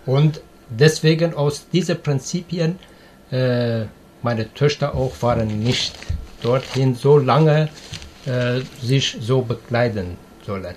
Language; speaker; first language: German; non-native, learner; Persian